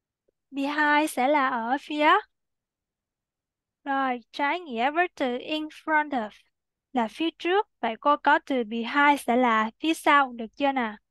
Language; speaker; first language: Vietnamese; native; Vietnamese